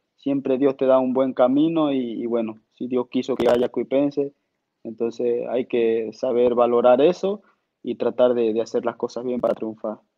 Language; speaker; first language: Spanish; native; Spanish